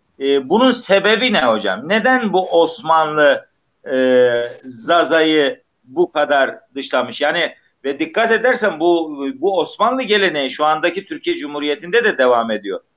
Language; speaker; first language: Turkish; non-native, local second language; Zaza